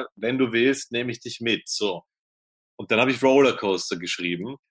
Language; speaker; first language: German; native; German